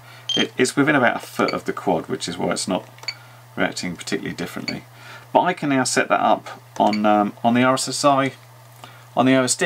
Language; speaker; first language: English; native; English